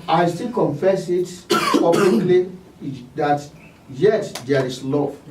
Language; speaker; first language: English; non-native, local second language; Yoruba